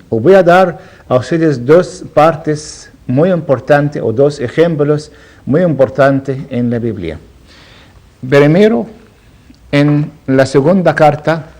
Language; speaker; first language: Spanish; non-native, learner; Arabic